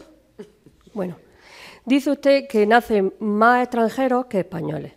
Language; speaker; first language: Spanish; native; Spanish